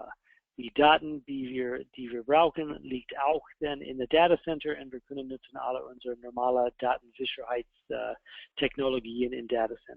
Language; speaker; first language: German; non-native, fluent; English